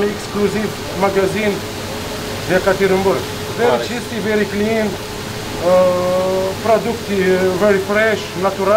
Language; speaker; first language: English; non-native, learner; Arabic